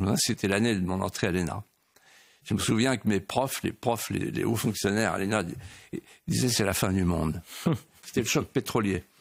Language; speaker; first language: French; native; French